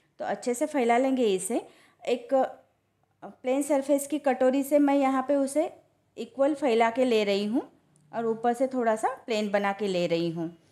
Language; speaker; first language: Hindi; non-native, local second language; Marathi